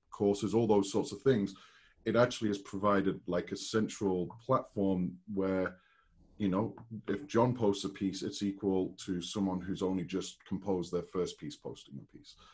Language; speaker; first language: English; native; English